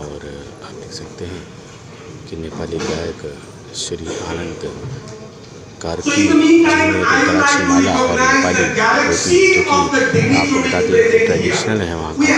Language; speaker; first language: Hindi; native; Hindi